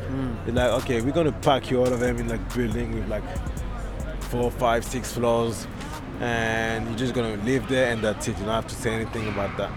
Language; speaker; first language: English; non-native, fluent; French